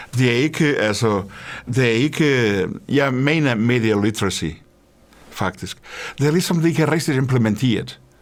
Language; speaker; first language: Danish; non-native, fluent; Portuguese